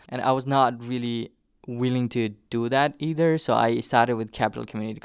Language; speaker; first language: English; non-native, local second language; Nepali